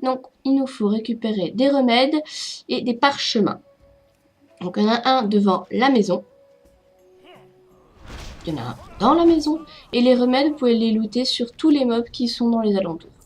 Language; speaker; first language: French; native; French